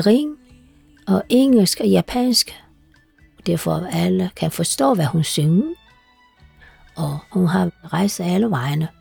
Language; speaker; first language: Danish; non-native, fluent; Chinese